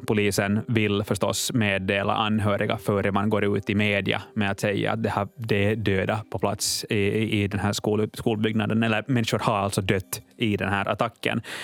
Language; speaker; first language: Swedish; native; Swedish